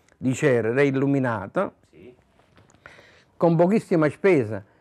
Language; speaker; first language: Italian; native; Italian